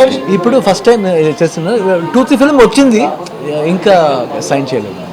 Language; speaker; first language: Telugu; non-native, learner; Kannada